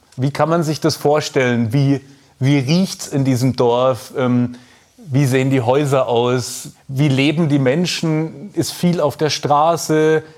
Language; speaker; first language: German; native; German